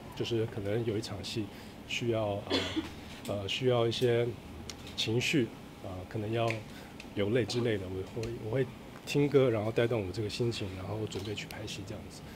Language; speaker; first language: Chinese; early bilingual, heritage; Chinese